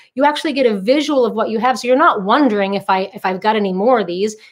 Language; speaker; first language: English; native; English